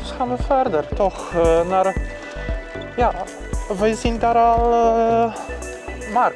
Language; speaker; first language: Dutch; non-native, learner; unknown